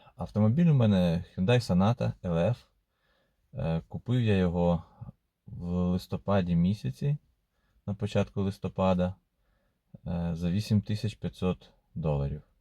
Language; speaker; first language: Ukrainian; non-native, local second language; Russian